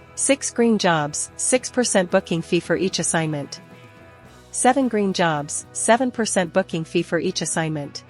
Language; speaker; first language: English; native; English